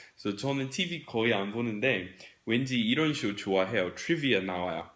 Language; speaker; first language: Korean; non-native, fluent; English